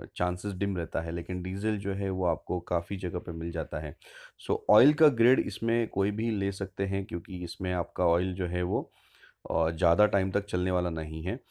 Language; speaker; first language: Hindi; non-native, local second language; Marathi